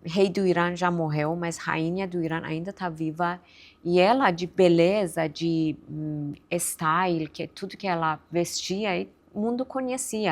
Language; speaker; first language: Portuguese; non-native, fluent; Persian